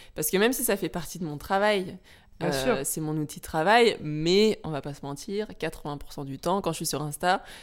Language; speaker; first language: French; native; French